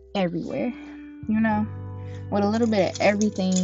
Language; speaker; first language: English; native; English